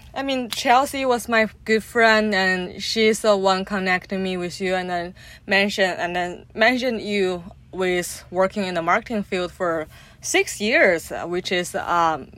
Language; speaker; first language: English; non-native, fluent; Chinese